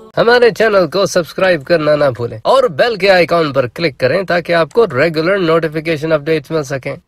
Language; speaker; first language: Urdu; native; Urdu